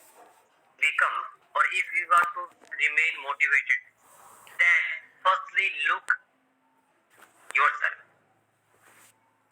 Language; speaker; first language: English; non-native, local second language; Hindi